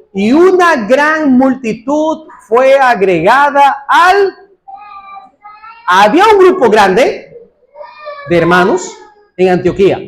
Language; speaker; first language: Spanish; native; Spanish